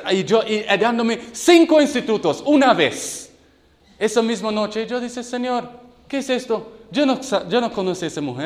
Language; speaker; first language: Spanish; non-native, learner; English